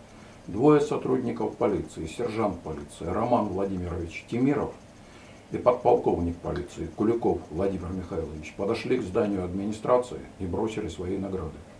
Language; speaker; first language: Russian; native; Russian